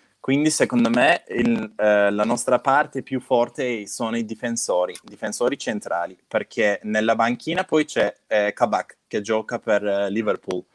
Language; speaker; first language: Italian; non-native, fluent; Turkish